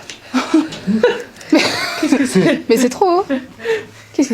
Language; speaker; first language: French; native; French